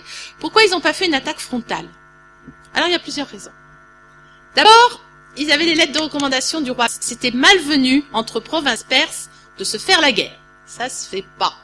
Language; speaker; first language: French; native; French